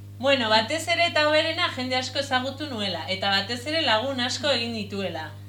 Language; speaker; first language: Basque; non-native, local second language; Spanish